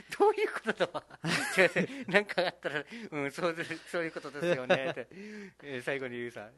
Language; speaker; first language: Japanese; native; Japanese